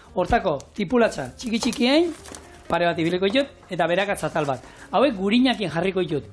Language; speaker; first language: Basque; native; Basque